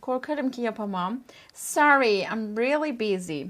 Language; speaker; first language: English; non-native, fluent; Turkish